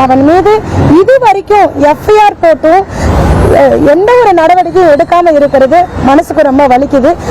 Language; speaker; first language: Tamil; native; Tamil